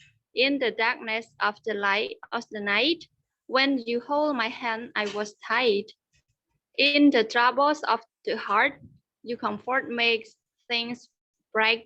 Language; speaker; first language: English; non-native, learner; Khmer